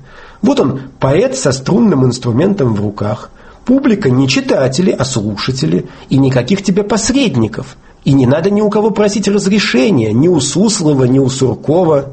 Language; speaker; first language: Russian; native; Russian